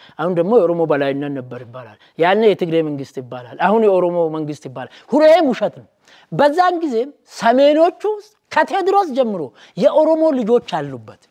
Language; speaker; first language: Amharic; non-native, local second language; Oromo